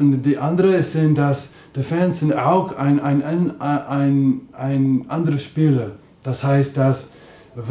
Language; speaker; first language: German; non-native, learner; English